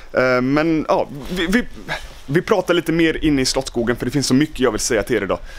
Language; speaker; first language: Swedish; native; Swedish